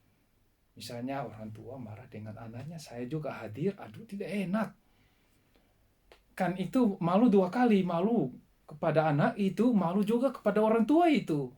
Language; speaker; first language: Indonesian; non-native, fluent; Dutch